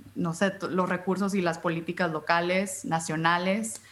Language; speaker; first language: Spanish; native; Spanish